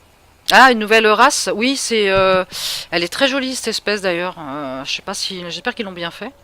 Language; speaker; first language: French; native; French